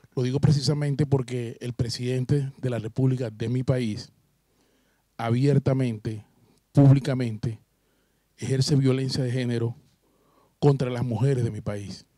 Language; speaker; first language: Spanish; native; Spanish